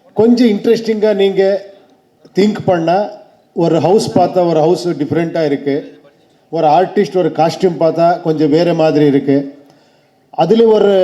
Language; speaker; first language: Tamil; non-native, learner; Kannada